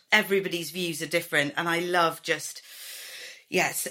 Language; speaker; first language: English; native; English